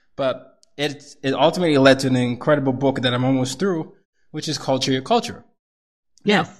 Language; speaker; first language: English; non-native, local second language; Yoruba